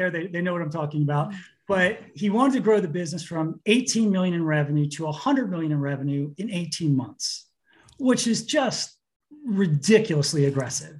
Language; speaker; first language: English; native; English